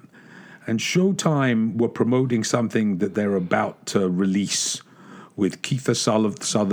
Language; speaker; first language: English; native; English